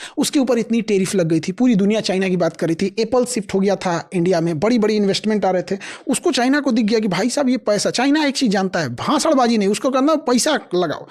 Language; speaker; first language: Hindi; native; Hindi